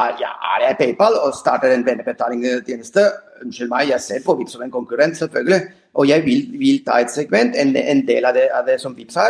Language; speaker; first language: Norwegian; non-native, fluent; Spanish